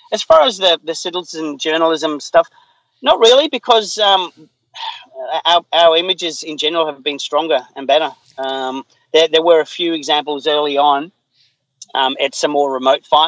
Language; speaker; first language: English; native; English